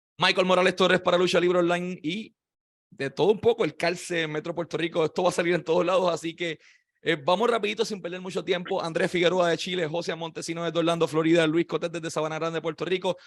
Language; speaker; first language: Spanish; native; Spanish